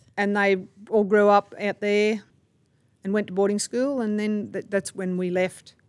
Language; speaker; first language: English; native; English